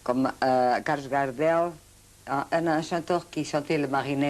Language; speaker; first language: French; non-native, fluent; Portuguese